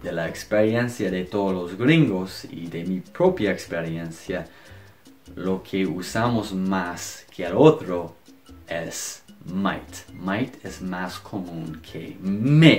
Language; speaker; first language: Spanish; non-native, fluent; English